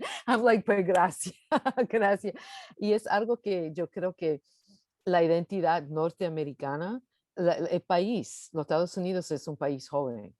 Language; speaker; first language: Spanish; early bilingual, heritage; English